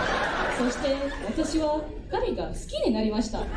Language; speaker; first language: Japanese; non-native, fluent; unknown